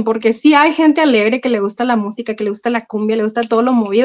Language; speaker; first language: Spanish; native; Spanish